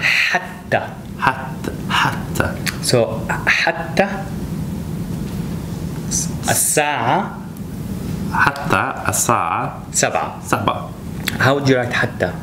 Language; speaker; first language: Arabic; non-native, learner; English